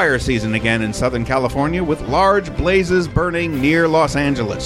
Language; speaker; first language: English; native; English